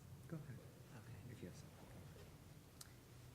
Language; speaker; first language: English; native; English